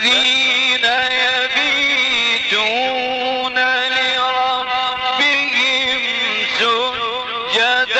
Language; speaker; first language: Arabic; native; Arabic